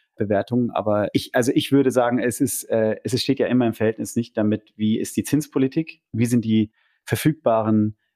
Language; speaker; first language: German; native; German